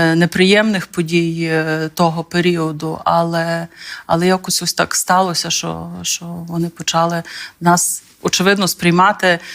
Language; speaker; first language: Ukrainian; native; Ukrainian